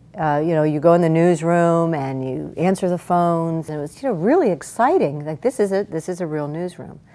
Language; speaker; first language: English; native; English